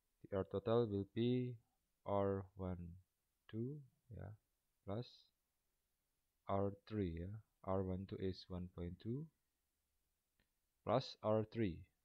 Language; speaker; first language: English; non-native, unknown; Indonesian